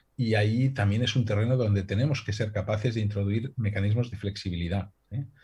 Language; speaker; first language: Spanish; non-native, local second language; Catalan